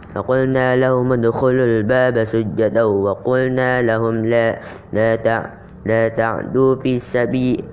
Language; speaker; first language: Arabic; non-native, learner; Indonesian